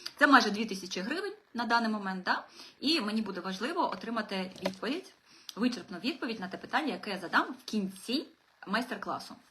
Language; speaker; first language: Ukrainian; non-native, local second language; Russian